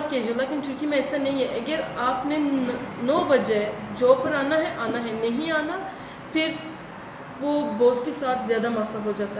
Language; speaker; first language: Hindi; non-native, learner; Turkish